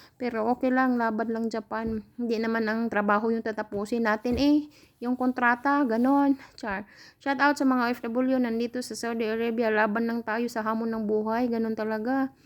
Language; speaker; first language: Filipino; native; Filipino